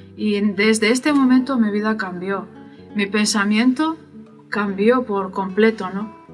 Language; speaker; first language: Spanish; non-native, fluent; Bulgarian